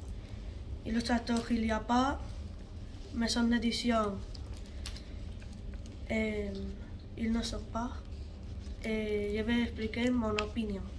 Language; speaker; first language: French; non-native, learner; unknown